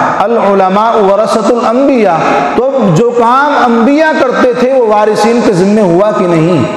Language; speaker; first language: Urdu; native; Urdu